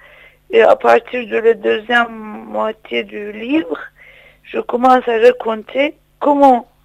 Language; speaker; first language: French; non-native, fluent; Turkish